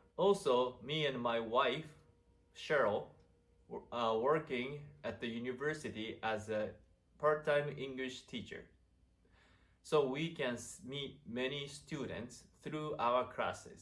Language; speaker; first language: English; non-native, fluent; Japanese